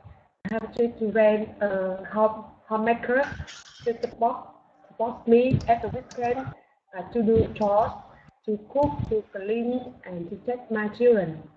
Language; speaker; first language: English; non-native, learner; Vietnamese